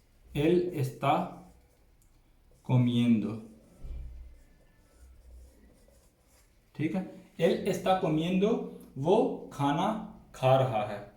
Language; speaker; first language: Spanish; non-native, learner; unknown